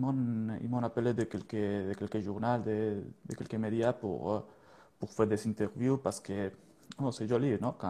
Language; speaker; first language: French; non-native, learner; Spanish